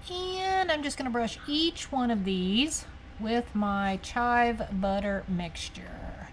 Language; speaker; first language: English; native; English